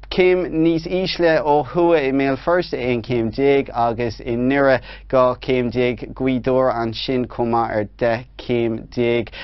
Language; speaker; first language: Irish; native; Irish